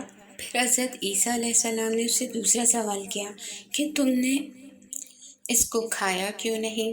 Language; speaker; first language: Urdu; native; Urdu